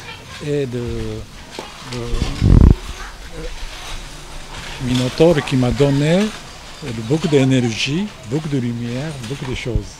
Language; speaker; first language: French; non-native, fluent; Japanese